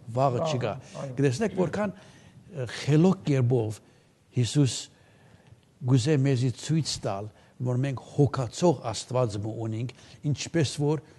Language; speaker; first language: Armenian; early bilingual, heritage; Armenian